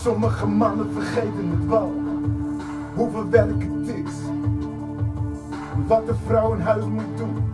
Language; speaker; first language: Dutch; non-native, fluent; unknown